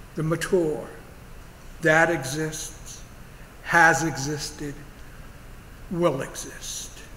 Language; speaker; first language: English; native; English